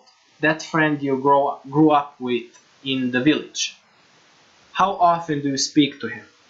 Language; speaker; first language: English; non-native, fluent; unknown